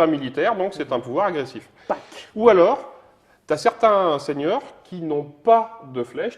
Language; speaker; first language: French; native; French